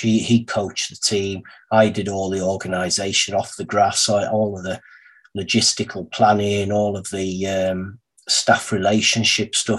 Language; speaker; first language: English; native; English